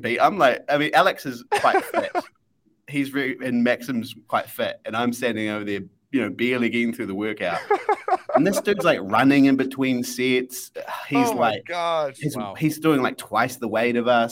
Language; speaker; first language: English; native; English